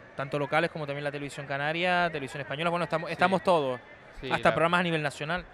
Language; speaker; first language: Spanish; native; Spanish